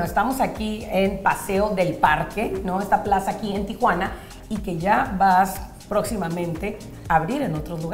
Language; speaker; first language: Spanish; native; Spanish